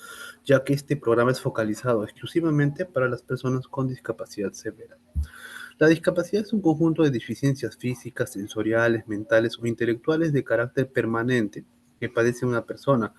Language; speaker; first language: Spanish; native; Spanish